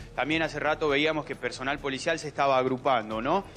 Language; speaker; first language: Spanish; native; Spanish